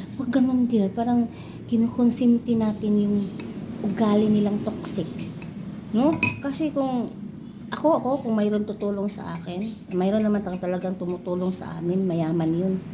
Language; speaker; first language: Filipino; non-native, local second language; Cebuano